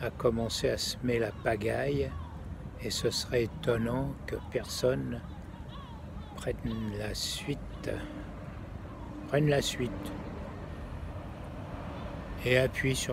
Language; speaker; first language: French; native; French